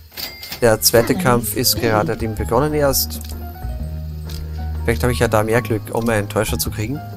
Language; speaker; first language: German; native; German